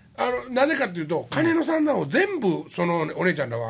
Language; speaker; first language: Japanese; native; Japanese